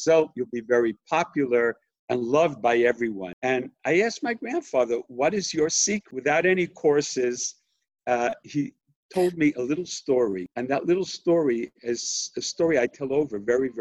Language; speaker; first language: English; native; English